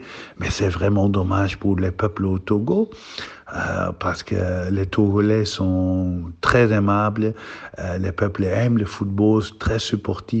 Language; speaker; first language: French; non-native, fluent; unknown